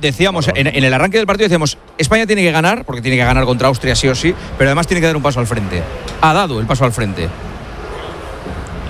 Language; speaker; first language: Spanish; native; Spanish